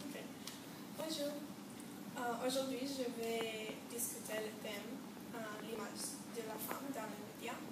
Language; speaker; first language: French; non-native, learner; English